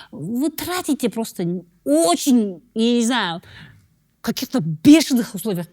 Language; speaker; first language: Russian; non-native, local second language; Kazakh